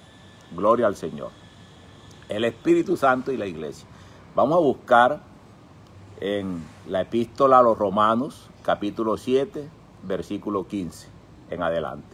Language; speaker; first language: Spanish; native; Spanish